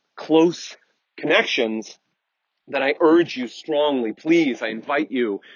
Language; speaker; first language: English; native; English